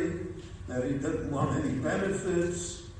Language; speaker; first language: English; early bilingual, other home language; Yiddish